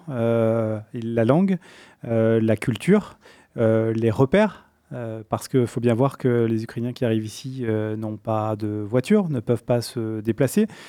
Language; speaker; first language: French; native; French